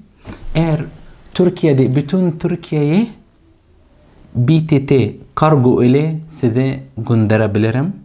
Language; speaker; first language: Turkish; non-native, fluent; Arabic